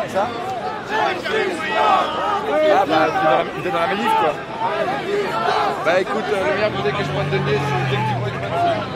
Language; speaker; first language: French; native; French